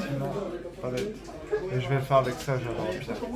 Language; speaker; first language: French; native; French